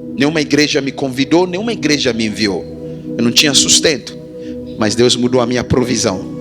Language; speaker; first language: Portuguese; non-native, fluent; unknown